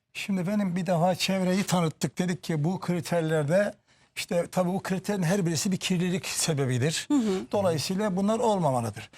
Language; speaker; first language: Turkish; native; Turkish